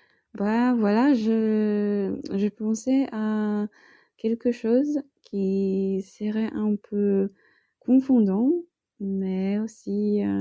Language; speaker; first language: French; non-native, fluent; Polish